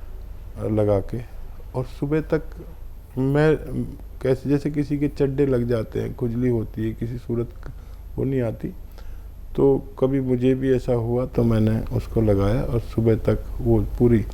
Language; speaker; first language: Hindi; native; Hindi